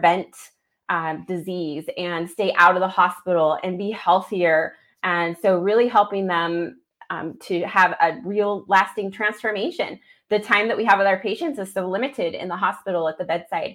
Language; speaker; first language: English; native; English